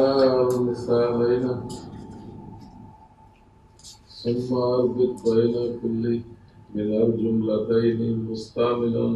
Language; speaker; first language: Arabic; non-native, learner; Urdu